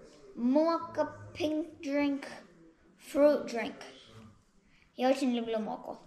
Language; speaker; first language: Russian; early bilingual, heritage; Russian